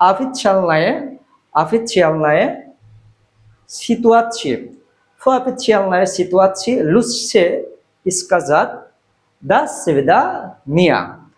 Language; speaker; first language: Russian; non-native, learner; Bangla